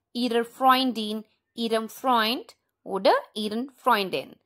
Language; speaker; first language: German; non-native, fluent; Hindi